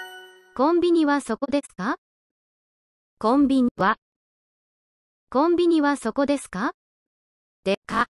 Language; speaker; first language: Japanese; non-native, learner; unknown